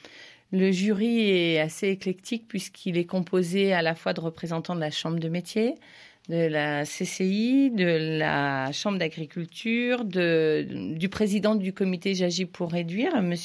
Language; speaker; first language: French; native; French